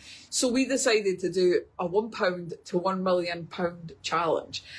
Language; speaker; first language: English; native; English